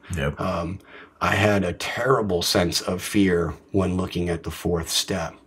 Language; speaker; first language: English; native; English